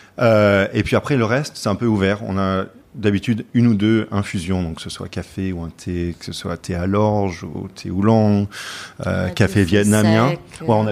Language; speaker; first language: French; non-native, fluent; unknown